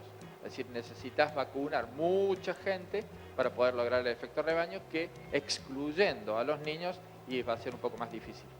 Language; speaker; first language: Spanish; native; Spanish